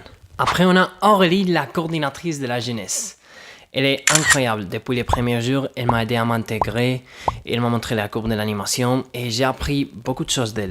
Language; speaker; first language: French; non-native, fluent; Spanish